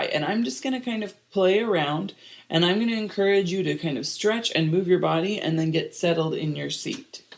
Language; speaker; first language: English; native; English